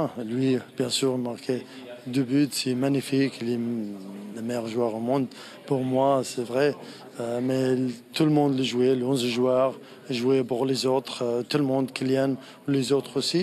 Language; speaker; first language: French; non-native, learner; Arabic